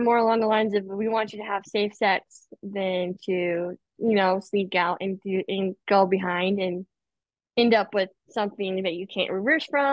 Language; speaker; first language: English; native; English